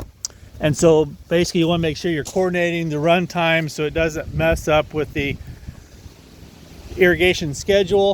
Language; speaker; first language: English; native; English